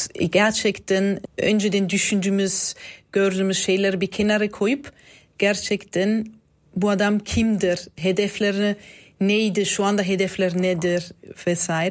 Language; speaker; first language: Turkish; non-native, fluent; German